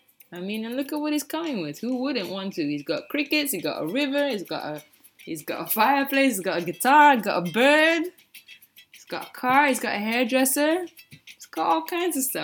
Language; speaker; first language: English; native; English